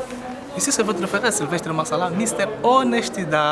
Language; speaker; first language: French; non-native, learner; Portuguese